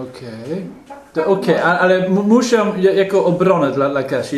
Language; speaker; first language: Polish; non-native, fluent; English